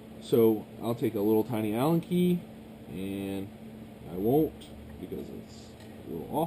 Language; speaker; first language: English; native; English